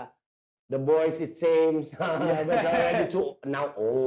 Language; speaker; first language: English; non-native, learner; Indonesian